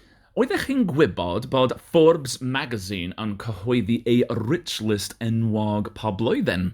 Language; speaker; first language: Welsh; non-native, learner; English